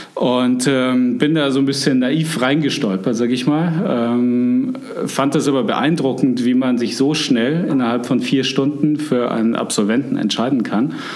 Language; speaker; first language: German; native; German